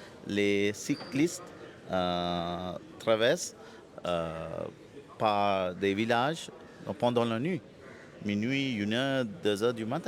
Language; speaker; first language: French; non-native, fluent; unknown